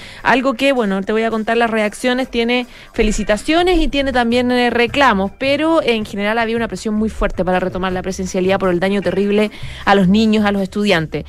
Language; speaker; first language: Spanish; native; Spanish